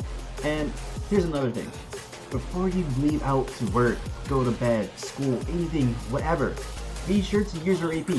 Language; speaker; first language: English; native; English